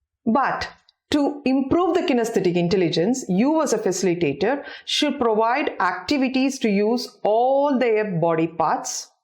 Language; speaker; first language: English; non-native, local second language; Tamil